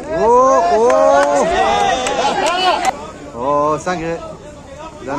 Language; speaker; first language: Spanish; non-native, learner; German